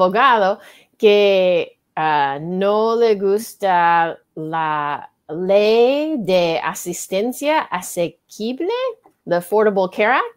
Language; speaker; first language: Spanish; non-native, learner; English